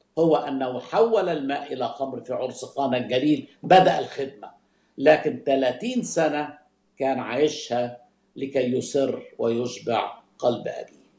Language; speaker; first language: Arabic; native; Arabic